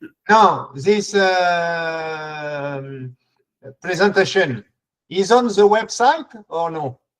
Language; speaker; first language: English; non-native, learner; French